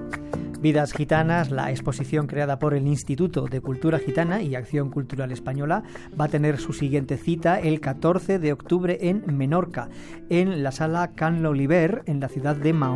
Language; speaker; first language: Spanish; native; Spanish